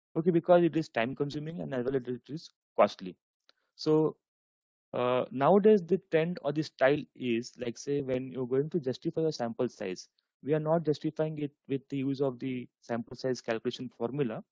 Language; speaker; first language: English; non-native, local second language; Marathi